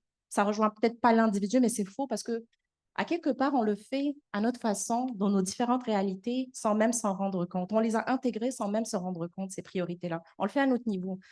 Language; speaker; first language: French; native; French